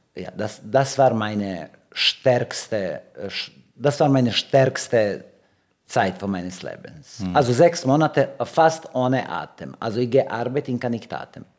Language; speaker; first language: German; non-native, learner; Serbian